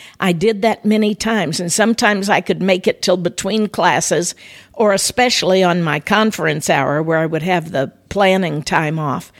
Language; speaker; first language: English; native; English